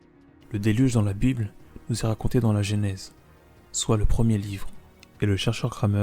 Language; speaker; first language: French; native; French